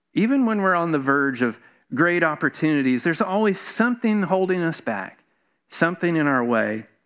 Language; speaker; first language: English; native; English